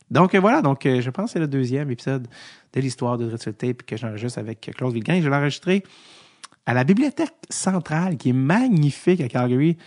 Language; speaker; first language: French; native; French